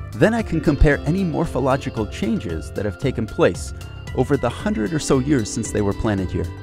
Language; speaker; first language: English; native; English